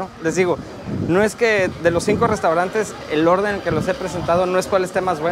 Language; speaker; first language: Spanish; native; Spanish